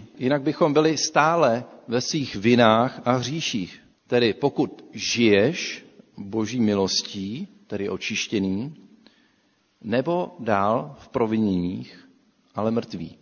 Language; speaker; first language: Czech; native; Czech